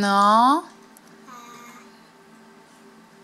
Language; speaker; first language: French; native; French